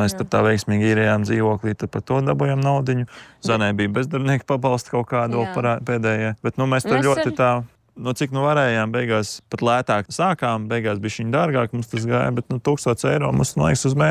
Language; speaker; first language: Latvian; native; Latvian